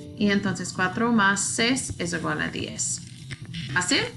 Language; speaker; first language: Spanish; non-native, learner; English